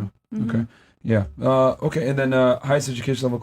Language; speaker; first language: English; native; English